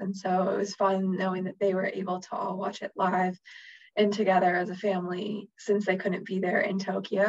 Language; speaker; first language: English; native; English